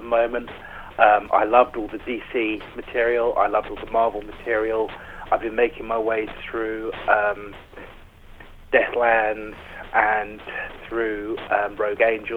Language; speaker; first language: English; native; English